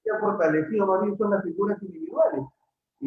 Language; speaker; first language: Spanish; native; Spanish